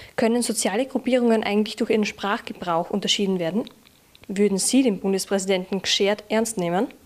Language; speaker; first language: German; native; German